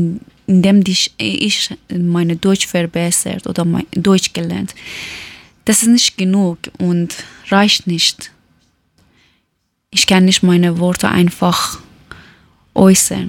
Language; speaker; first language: German; non-native, learner; Persian